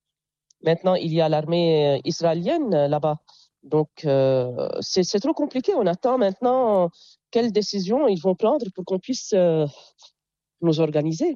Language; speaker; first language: French; non-native, local second language; Arabic